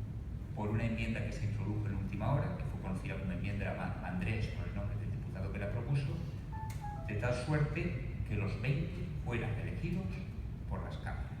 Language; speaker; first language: Spanish; native; Spanish